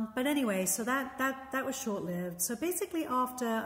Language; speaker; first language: English; native; English